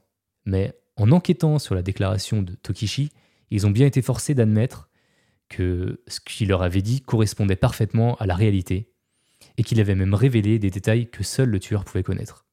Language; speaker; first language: French; native; French